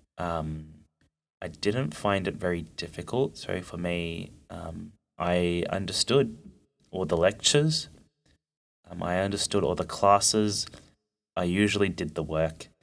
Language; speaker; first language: English; native; English